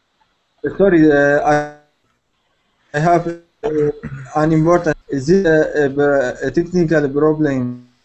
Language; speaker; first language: English; non-native, learner; Arabic